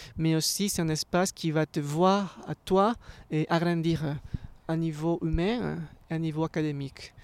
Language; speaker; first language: French; non-native, fluent; Spanish